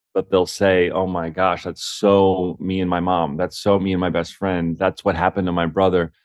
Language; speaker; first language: English; native; English